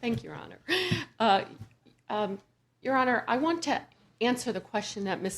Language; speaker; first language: English; native; English